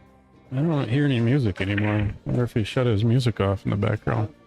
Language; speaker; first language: English; native; English